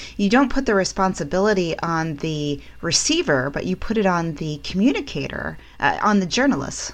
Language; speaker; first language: English; native; English